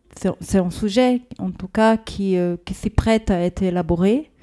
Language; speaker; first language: French; non-native, fluent; Portuguese